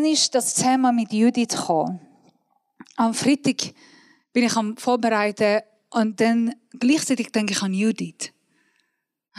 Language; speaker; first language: German; non-native, fluent; Persian